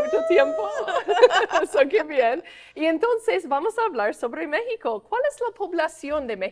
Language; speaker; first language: Spanish; non-native, fluent; English